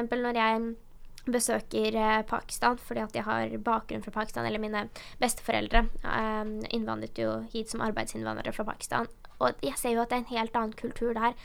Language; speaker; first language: Norwegian; early bilingual, other home language; Urdu